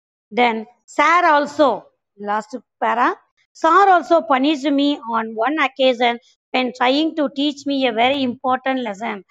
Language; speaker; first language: English; non-native, local second language; Tamil